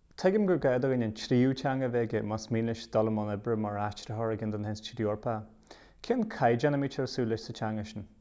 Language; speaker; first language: Irish; native; Irish